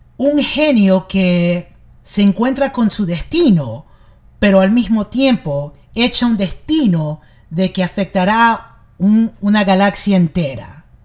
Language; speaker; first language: Spanish; early bilingual, heritage; English